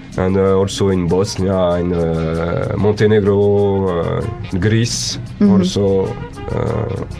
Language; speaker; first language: English; non-native, learner; French